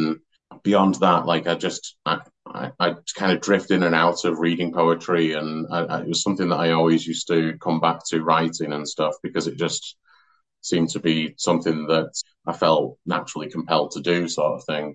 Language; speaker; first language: English; native; English